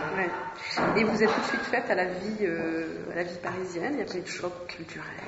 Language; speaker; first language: French; native; French